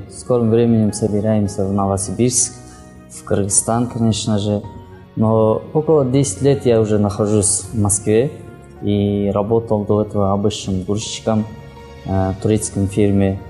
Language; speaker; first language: Russian; non-native, learner; Kyrgyz